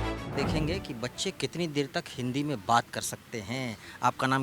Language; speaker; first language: Hindi; native; Hindi